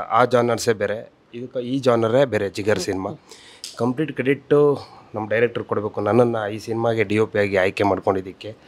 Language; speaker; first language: Kannada; native; Kannada